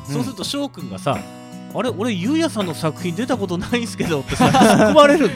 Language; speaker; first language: Japanese; native; Japanese